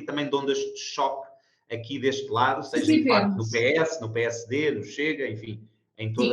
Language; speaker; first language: Portuguese; native; Portuguese